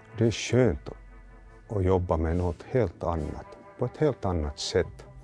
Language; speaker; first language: Swedish; native; Swedish